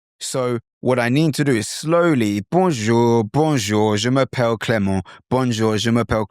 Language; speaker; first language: French; non-native, fluent; English